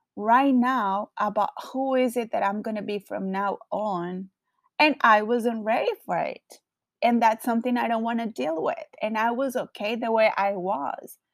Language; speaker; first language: English; non-native, fluent; Spanish